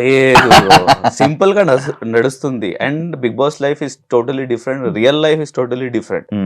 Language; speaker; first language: Telugu; non-native, learner; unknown